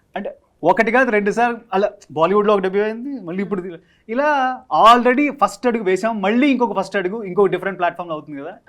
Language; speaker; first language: Telugu; native; Telugu